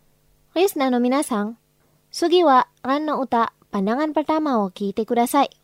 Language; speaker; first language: Japanese; non-native, fluent; Indonesian